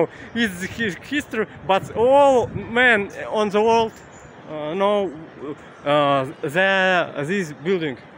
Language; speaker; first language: English; non-native, learner; Russian